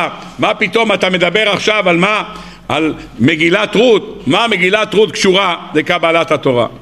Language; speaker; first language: Hebrew; native; Hebrew